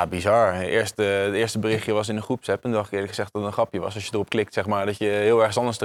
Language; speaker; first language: Dutch; native; Dutch